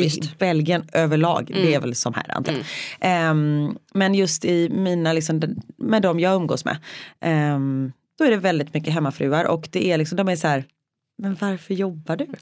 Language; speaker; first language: Swedish; native; Swedish